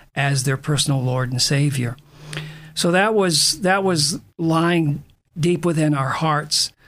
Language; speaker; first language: English; native; English